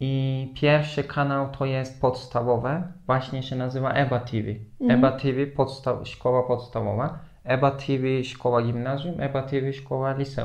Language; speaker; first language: Polish; non-native, fluent; Turkish